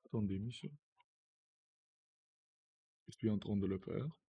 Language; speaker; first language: French; non-native, learner; Russian